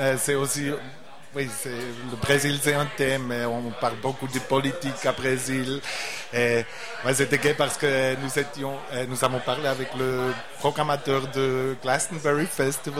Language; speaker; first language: French; non-native, learner; Portuguese